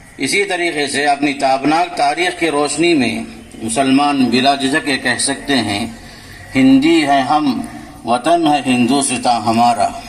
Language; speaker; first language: Urdu; native; Urdu